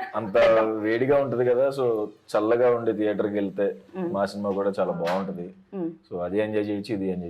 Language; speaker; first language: Telugu; native; Telugu